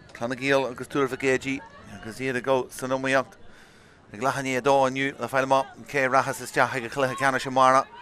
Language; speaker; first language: Irish; native; Irish